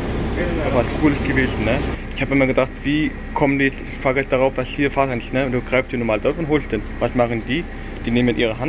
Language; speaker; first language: German; native; German